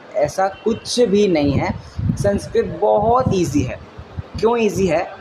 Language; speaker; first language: Hindi; native; Hindi